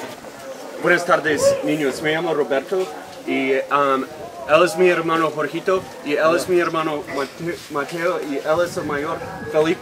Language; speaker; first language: Spanish; non-native, learner; English